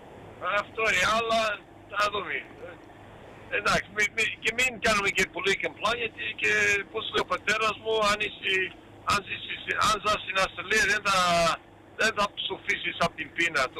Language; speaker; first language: Greek; early bilingual, heritage; Greek